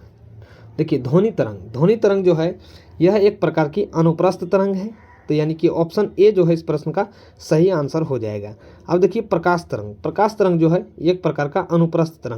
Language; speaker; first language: Hindi; native; Hindi